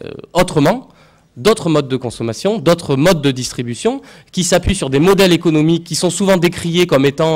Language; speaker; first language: French; native; French